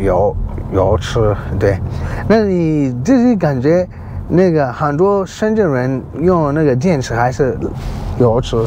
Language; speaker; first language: Chinese; non-native, learner; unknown